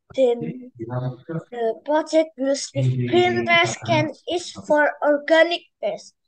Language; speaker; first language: English; non-native, learner; Indonesian